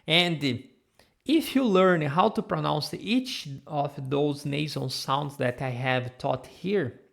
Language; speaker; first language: English; non-native, fluent; Portuguese